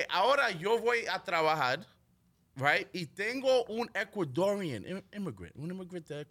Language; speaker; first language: Spanish; early bilingual, heritage; Spanish